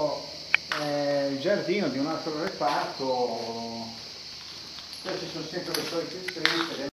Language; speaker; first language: Italian; native; Italian